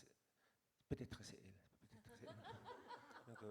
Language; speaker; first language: French; non-native, fluent; Finnish